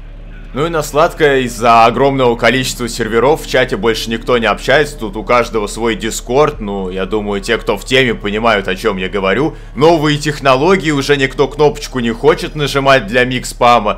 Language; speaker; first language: Russian; native; Russian